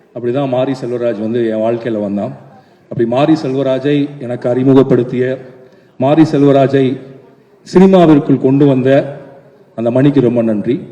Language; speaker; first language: Tamil; native; Tamil